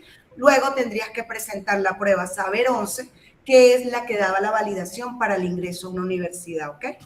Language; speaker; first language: Spanish; native; Spanish